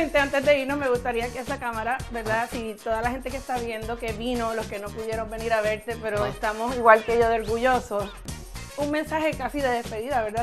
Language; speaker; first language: Spanish; native; Spanish